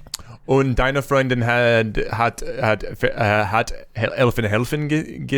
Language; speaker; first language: German; non-native, learner; English